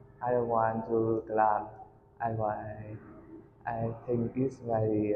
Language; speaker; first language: English; non-native, learner; Vietnamese